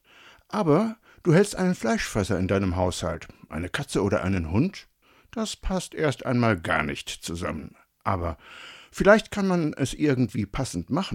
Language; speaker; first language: German; native; German